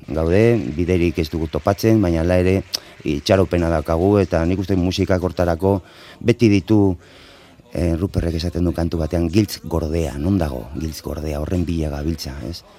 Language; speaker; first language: Basque; non-native, local second language; Spanish